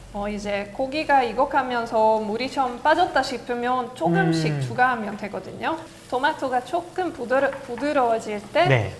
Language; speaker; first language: Korean; non-native, fluent; Hungarian